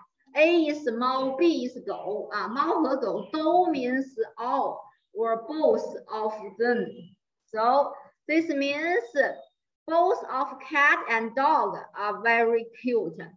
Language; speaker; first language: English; non-native, fluent; Chinese